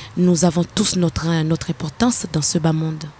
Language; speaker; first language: French; non-native, local second language; Haitian Creole